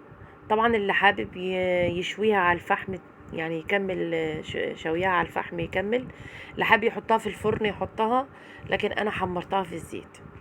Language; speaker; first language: Arabic; native; Arabic